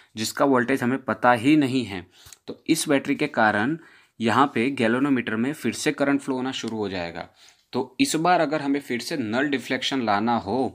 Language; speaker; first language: Hindi; non-native, local second language; Gujarati